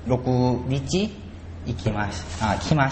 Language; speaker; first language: Japanese; non-native, learner; Korean